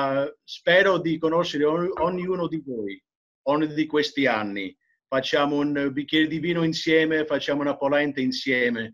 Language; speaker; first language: Italian; early bilingual, heritage; English